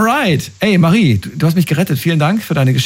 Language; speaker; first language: German; native; German